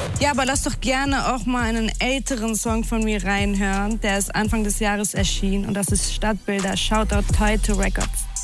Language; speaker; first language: German; early bilingual, other home language; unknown